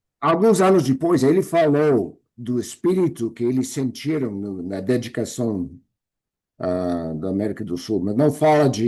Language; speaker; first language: Portuguese; non-native, fluent; English